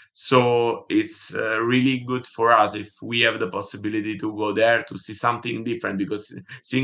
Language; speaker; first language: English; non-native, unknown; Italian